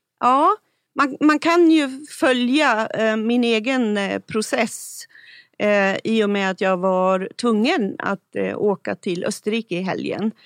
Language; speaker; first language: Swedish; native; Swedish